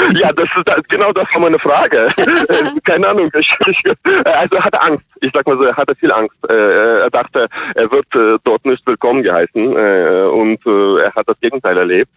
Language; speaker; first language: German; non-native, fluent; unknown